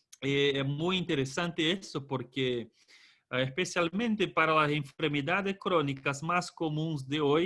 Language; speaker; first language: Spanish; non-native, fluent; Portuguese